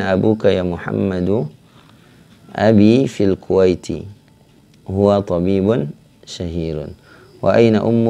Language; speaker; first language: Arabic; non-native, fluent; Indonesian